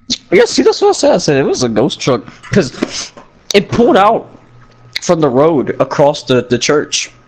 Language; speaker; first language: English; native; English